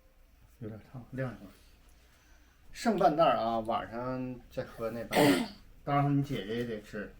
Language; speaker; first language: Chinese; native; Chinese